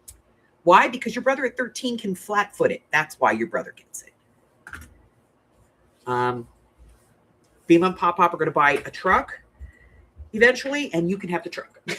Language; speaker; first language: English; native; English